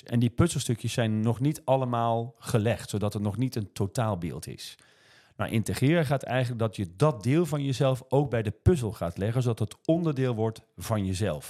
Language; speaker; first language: Dutch; native; Dutch